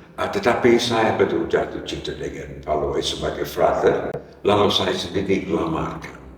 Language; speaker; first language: Indonesian; non-native, fluent; English